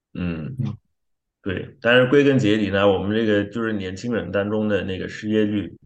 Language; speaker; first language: Chinese; non-native, fluent; Xhosa